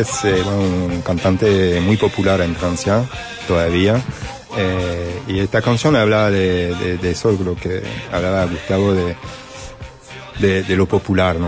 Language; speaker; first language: Spanish; non-native, fluent; French